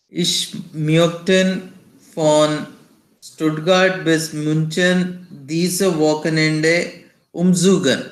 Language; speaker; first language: German; non-native, learner; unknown